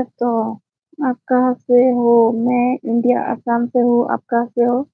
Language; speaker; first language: Hindi; non-native, local second language; Assamese